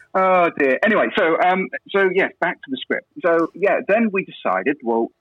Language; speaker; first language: English; native; English